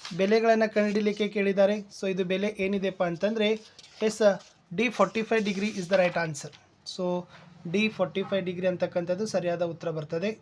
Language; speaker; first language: Kannada; native; Kannada